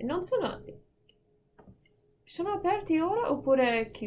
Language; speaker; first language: Italian; non-native, fluent; English